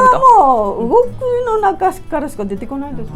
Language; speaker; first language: Japanese; native; Japanese